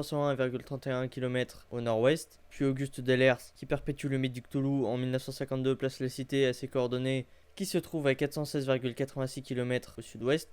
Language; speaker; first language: French; native; French